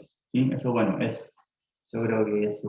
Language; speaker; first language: Spanish; native; Spanish